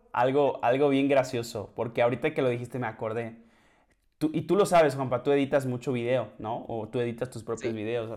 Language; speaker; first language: Spanish; native; Spanish